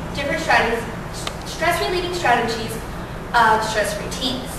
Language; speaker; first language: English; native; English